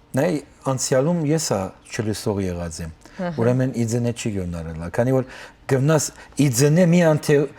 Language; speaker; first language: Armenian; early bilingual, heritage; Armenian